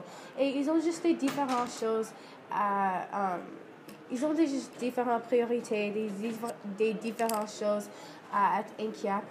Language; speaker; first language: French; non-native, learner; English